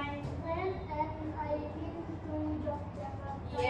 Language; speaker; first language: English; non-native, learner; Indonesian